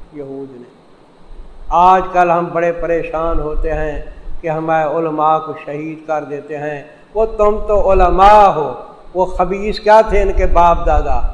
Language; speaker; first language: Urdu; native; Urdu